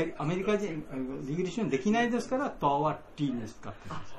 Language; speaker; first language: Japanese; non-native, learner; Bangla